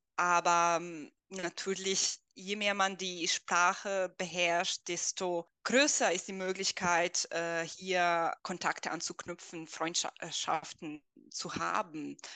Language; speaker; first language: German; non-native, fluent; Italian